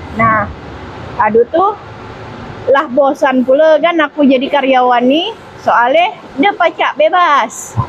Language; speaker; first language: Malay; non-native, local second language; Javanese